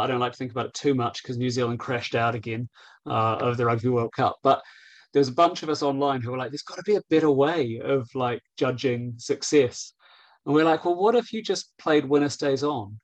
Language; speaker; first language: English; native; English